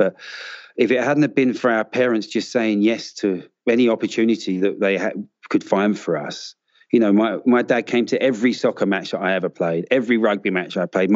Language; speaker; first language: English; native; English